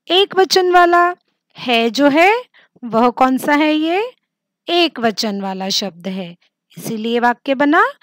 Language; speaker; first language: Hindi; non-native, local second language; Marathi